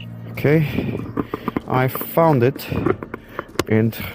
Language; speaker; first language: English; non-native, learner; German